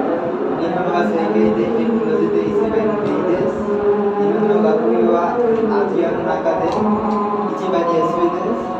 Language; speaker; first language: Japanese; non-native, learner; Bangla